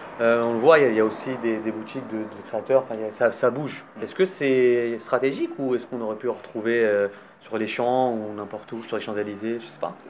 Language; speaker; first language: French; native; French